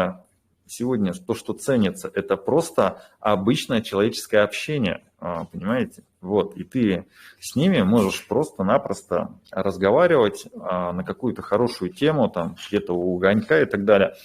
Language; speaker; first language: Russian; native; Russian